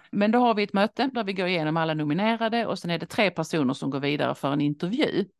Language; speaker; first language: Swedish; native; Swedish